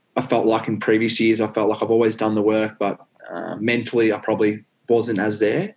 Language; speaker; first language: English; native; English